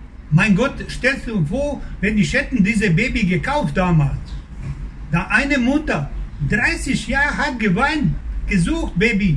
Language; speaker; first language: German; non-native, learner; Croatian